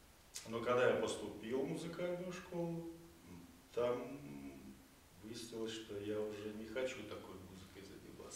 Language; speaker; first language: Russian; native; Russian